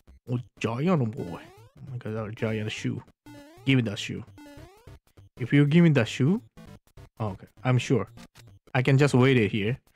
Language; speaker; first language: English; non-native, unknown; Japanese